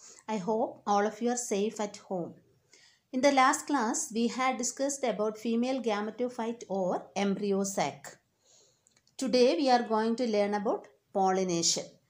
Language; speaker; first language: English; non-native, local second language; Malayalam